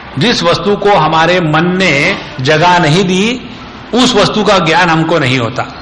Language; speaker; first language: Hindi; non-native, local second language; Marathi